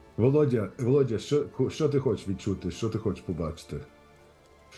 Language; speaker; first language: Ukrainian; early bilingual, heritage; Ukrainian